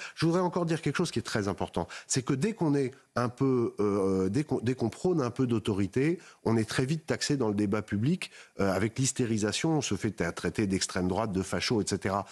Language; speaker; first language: French; native; French